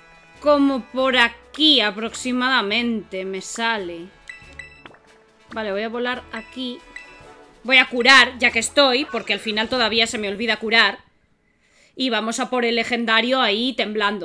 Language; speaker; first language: Spanish; native; Spanish